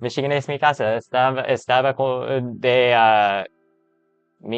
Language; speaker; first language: Spanish; non-native, learner; English